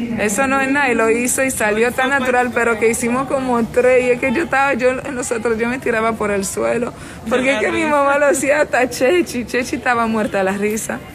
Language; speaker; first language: Spanish; non-native, fluent; Romanian